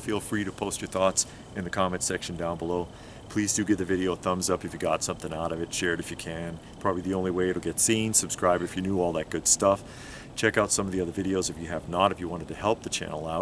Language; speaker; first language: English; native; English